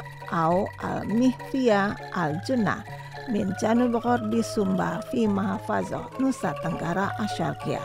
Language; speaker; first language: Arabic; non-native, fluent; Indonesian